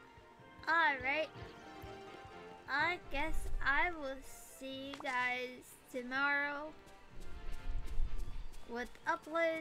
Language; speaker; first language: English; native; English